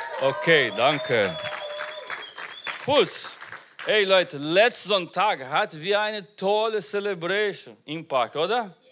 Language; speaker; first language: German; non-native, learner; Portuguese